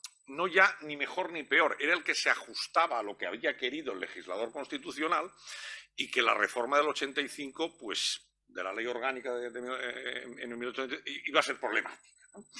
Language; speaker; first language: Spanish; native; Spanish